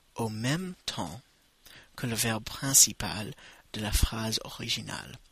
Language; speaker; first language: French; non-native, fluent; English